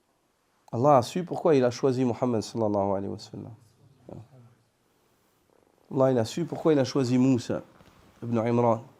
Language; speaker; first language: French; native; French